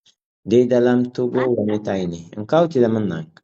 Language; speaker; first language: Malay; native; Malay